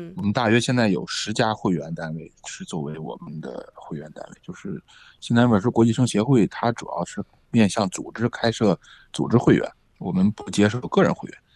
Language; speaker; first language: Chinese; native; Chinese